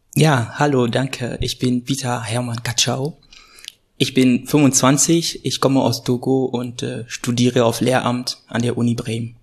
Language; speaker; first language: German; non-native, fluent; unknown